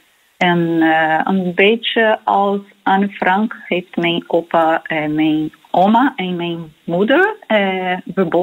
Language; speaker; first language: Dutch; non-native, learner; Portuguese